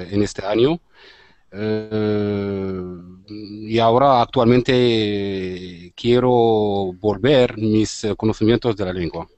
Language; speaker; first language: Spanish; non-native, learner; Arabic